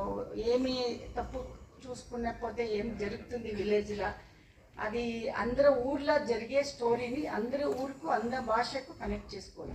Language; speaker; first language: Telugu; non-native, learner; Kannada